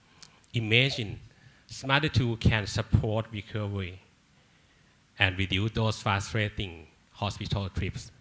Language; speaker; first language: English; non-native, learner; Thai